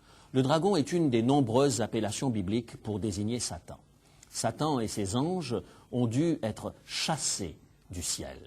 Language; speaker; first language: French; native; French